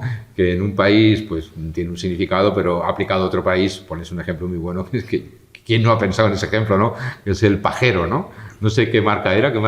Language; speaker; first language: Spanish; native; Spanish